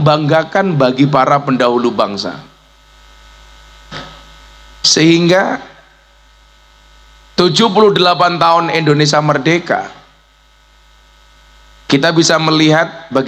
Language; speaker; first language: Indonesian; non-native, local second language; Javanese